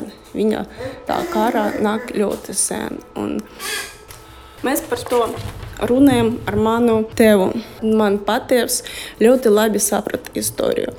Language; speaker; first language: Latvian; non-native, learner; Russian